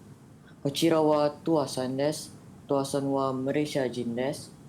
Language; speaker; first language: Japanese; non-native, learner; Malay